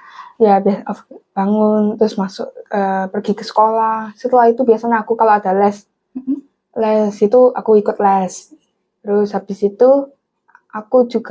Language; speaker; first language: Indonesian; non-native, local second language; English